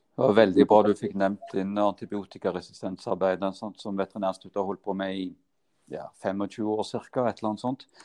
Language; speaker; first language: Norwegian; native; Norwegian